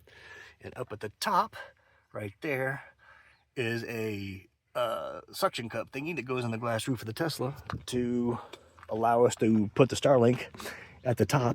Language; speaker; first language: English; native; English